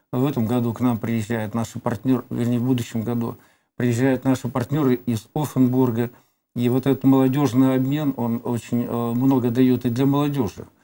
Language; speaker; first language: Russian; native; Russian